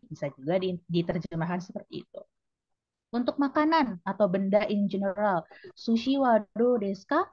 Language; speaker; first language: Indonesian; native; Indonesian